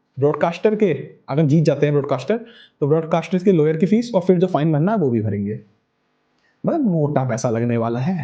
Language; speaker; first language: Hindi; native; Hindi